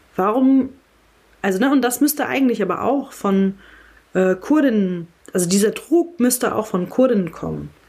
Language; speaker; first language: German; early bilingual, other home language; Kurdish